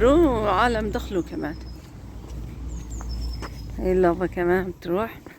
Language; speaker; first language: Arabic; native; Arabic